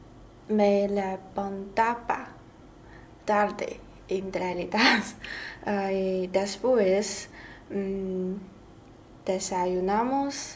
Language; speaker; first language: Spanish; non-native, learner; Chinese